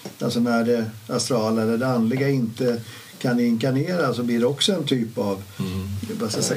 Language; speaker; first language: Swedish; native; Swedish